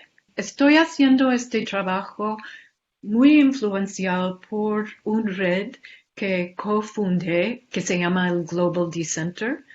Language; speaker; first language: Spanish; non-native, fluent; English